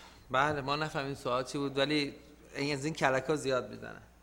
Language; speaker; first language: Persian; native; Persian